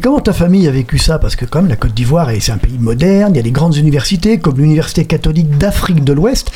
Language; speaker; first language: French; native; French